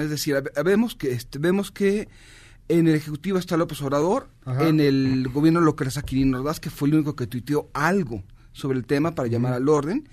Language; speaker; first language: Spanish; native; Spanish